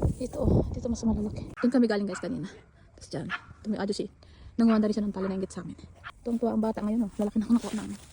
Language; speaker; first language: Filipino; native; Filipino